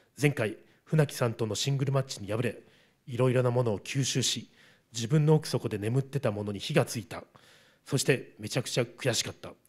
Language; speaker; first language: Japanese; native; Japanese